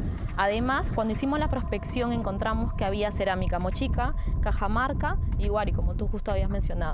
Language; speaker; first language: Spanish; native; Spanish